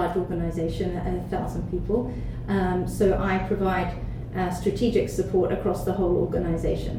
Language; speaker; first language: English; native; English